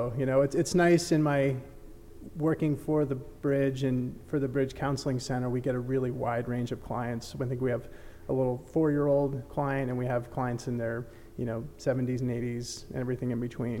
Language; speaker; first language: English; native; English